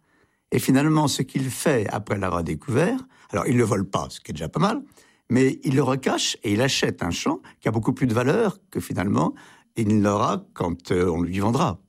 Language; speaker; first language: French; native; French